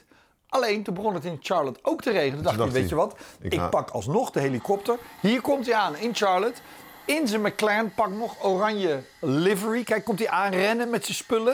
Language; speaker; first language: Dutch; native; Dutch